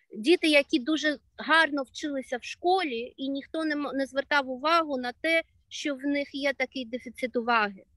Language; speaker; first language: Ukrainian; non-native, local second language; Russian